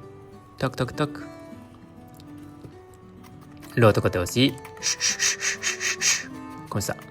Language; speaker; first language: French; non-native, learner; Japanese